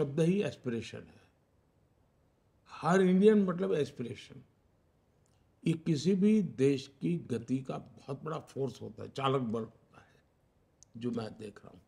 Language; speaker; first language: Hindi; non-native, local second language; Gujarati